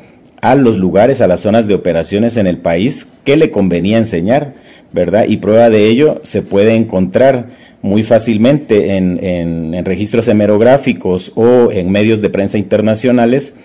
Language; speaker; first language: Spanish; native; Spanish